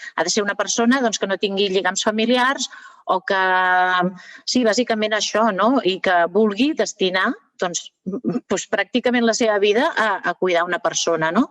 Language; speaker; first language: Catalan; native; Catalan